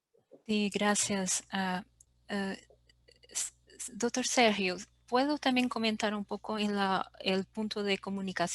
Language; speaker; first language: Spanish; non-native, fluent; Portuguese